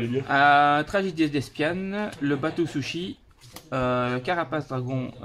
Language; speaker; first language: French; native; French